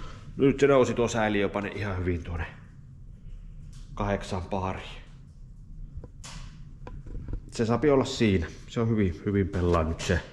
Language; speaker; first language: Finnish; native; Finnish